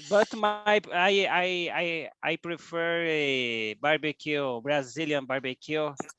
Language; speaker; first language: English; non-native, learner; Portuguese